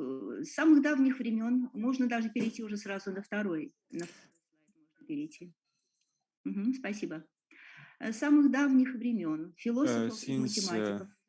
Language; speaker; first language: Russian; native; Russian